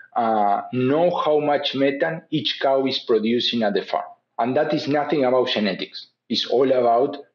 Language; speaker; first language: English; non-native, fluent; Spanish